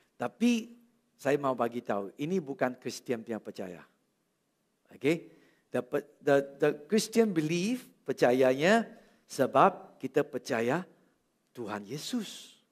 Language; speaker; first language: Malay; non-native, local second language; Chinese